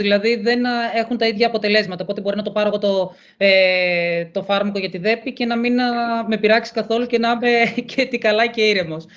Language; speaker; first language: Greek; native; Greek